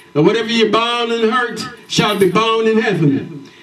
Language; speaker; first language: English; native; English